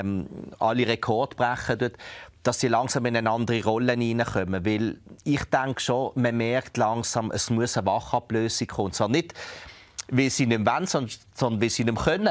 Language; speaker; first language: German; native; German